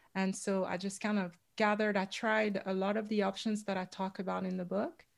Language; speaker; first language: English; non-native, fluent; French